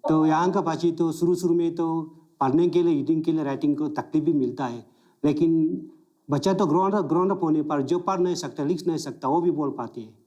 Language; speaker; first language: Hindi; non-native, local second language; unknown